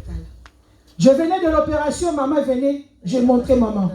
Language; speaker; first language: French; non-native, local second language; Lingala